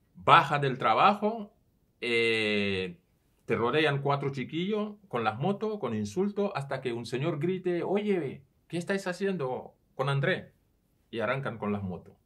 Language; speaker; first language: Spanish; non-native, fluent; Serer